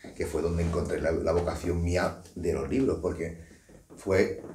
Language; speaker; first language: Spanish; native; Spanish